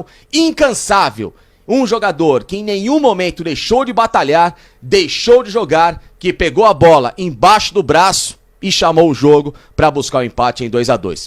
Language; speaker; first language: Portuguese; native; Portuguese